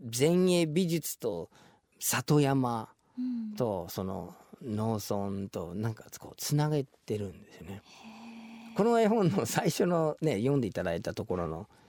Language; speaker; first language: Japanese; non-native, fluent; English